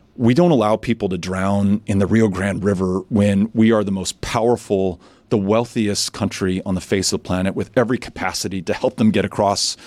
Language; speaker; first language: English; native; English